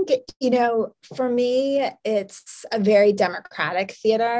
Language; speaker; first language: English; native; English